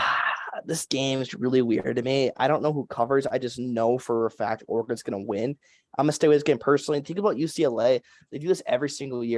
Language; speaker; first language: English; native; English